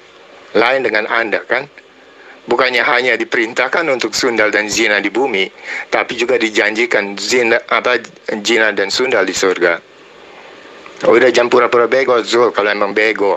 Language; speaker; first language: Indonesian; native; Indonesian